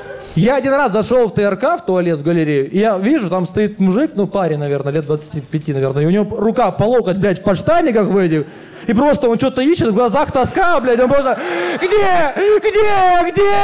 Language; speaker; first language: Russian; native; Russian